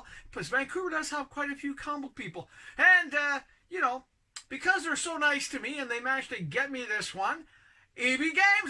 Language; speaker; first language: English; native; English